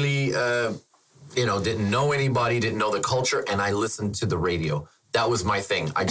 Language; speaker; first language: English; non-native, fluent; German